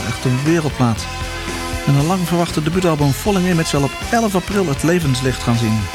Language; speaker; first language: Dutch; native; Dutch